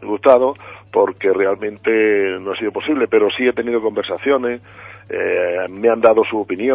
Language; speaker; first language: Spanish; native; Spanish